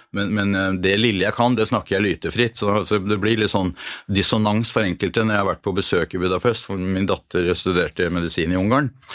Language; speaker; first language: Norwegian; early bilingual, other home language; Hungarian